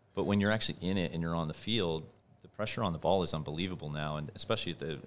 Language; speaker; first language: English; native; English